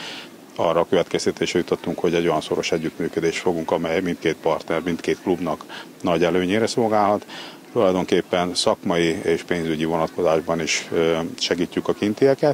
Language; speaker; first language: Hungarian; native; Hungarian